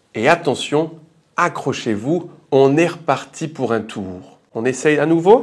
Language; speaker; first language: French; native; French